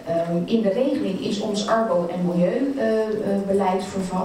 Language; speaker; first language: Dutch; native; Dutch